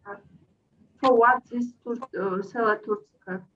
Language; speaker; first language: English; non-native, fluent; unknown